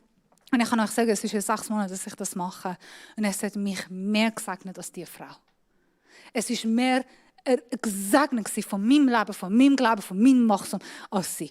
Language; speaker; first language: German; non-native, fluent; Persian